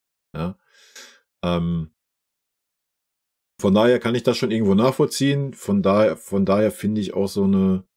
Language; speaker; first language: German; native; German